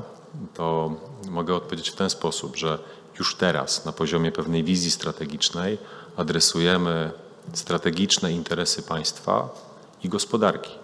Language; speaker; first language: Polish; native; Polish